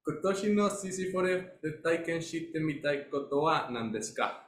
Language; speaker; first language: Japanese; non-native, learner; Spanish